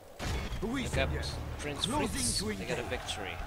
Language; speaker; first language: English; native; English